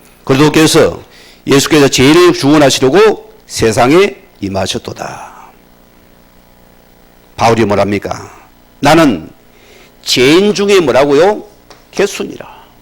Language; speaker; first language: Korean; native; Korean